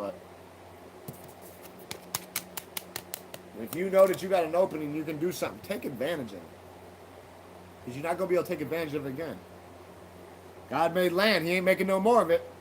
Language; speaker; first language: English; native; English